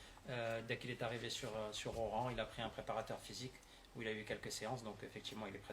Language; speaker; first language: French; native; French